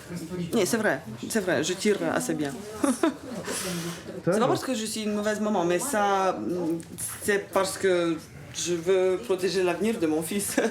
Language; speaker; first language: French; non-native, fluent; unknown